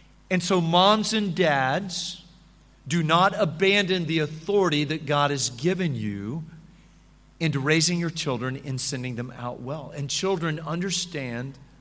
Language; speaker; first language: English; native; English